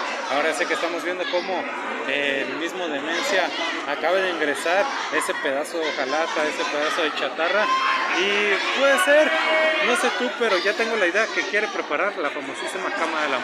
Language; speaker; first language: Spanish; native; Spanish